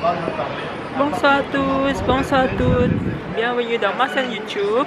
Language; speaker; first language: French; non-native, fluent; Indonesian